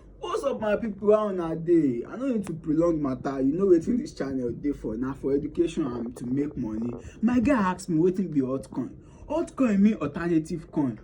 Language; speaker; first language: Nigerian Pidgin; native; Nigerian Pidgin